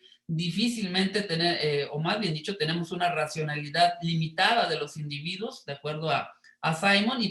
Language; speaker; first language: Spanish; native; Spanish